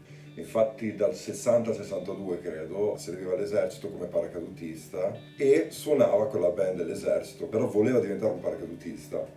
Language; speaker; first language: Italian; native; Italian